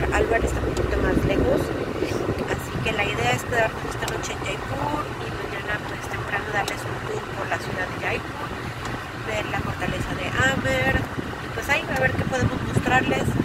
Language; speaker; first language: Spanish; native; Spanish